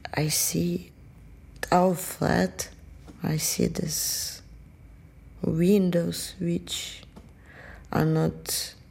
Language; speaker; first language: English; non-native, fluent; Russian